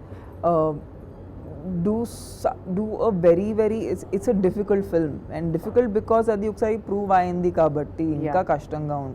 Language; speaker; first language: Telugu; non-native, local second language; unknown